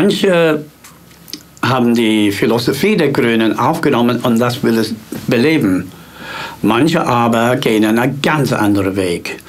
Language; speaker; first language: German; non-native, fluent; English